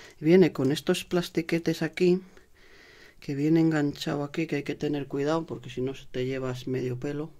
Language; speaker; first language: Spanish; native; Spanish